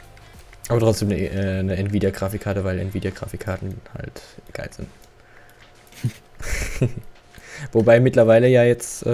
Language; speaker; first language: German; native; German